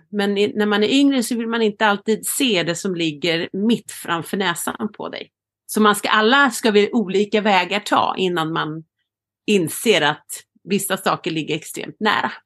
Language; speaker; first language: Swedish; native; Swedish